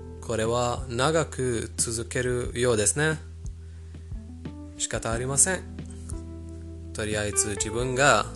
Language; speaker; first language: Japanese; non-native, fluent; Persian